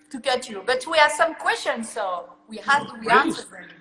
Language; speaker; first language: English; non-native, learner; French